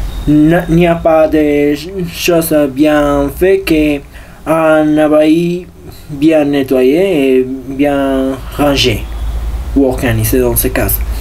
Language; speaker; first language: French; non-native, learner; Spanish